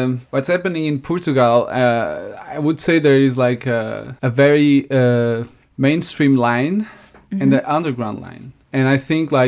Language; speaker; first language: English; non-native, fluent; Portuguese